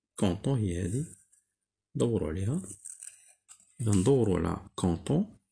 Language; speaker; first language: French; non-native, local second language; Arabic